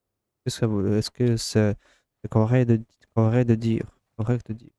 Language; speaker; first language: French; non-native, learner; Russian